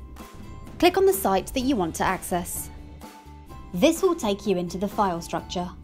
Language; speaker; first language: English; native; English